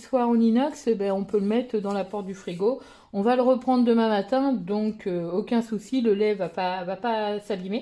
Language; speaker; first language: French; native; French